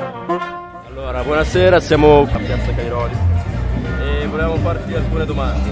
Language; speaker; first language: Italian; native; Italian